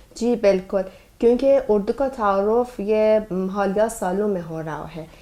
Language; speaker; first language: Urdu; non-native, fluent; Persian